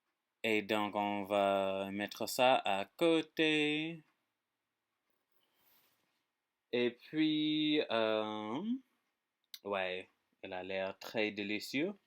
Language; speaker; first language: French; non-native, learner; English